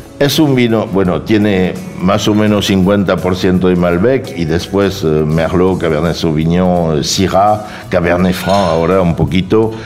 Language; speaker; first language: Spanish; non-native, fluent; French